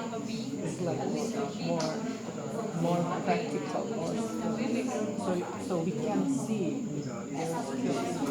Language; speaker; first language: English; non-native, learner; Indonesian